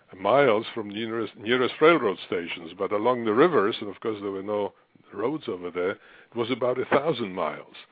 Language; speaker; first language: English; non-native, fluent; Russian